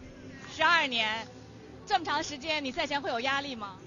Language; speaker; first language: Chinese; native; Chinese